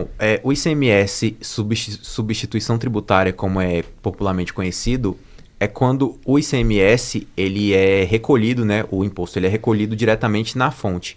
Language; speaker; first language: Portuguese; native; Portuguese